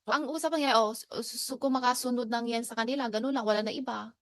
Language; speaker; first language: Filipino; non-native, learner; Chinese